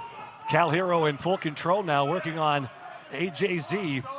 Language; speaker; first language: English; native; English